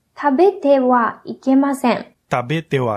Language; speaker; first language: Japanese; non-native, learner; Portuguese